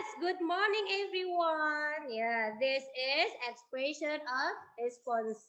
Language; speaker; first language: English; non-native, learner; Indonesian